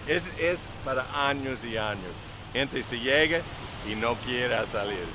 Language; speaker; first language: Spanish; non-native, learner; English